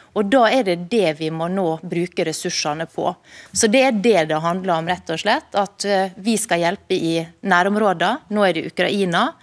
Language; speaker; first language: Norwegian; native; Norwegian